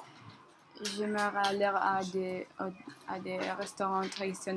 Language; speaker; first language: French; non-native, learner; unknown